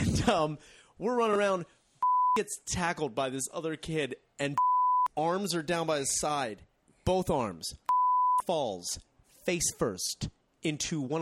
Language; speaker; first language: English; native; English